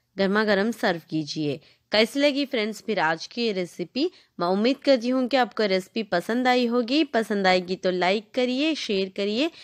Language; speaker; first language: Hindi; non-native, local second language; Telugu